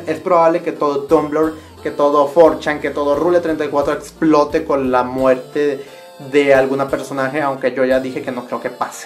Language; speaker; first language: Spanish; native; Spanish